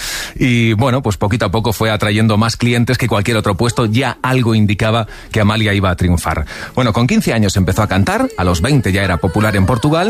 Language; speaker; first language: Spanish; native; Spanish